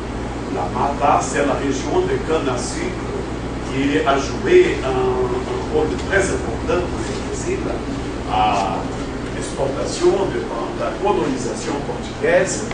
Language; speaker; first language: French; non-native, fluent; Portuguese